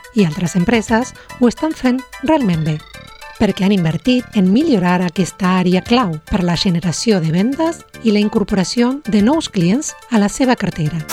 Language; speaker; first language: Catalan; non-native, fluent; Spanish